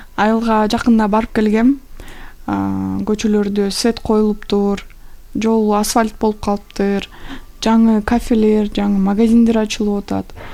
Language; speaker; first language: Kyrgyz; non-native, local second language; Russian